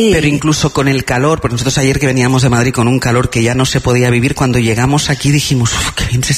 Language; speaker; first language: Spanish; native; Spanish